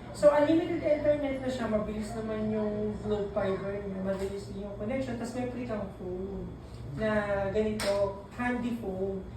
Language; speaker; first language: Filipino; non-native, local second language; Bikol